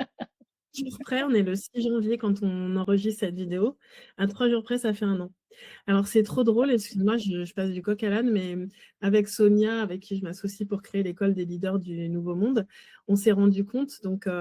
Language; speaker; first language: French; native; French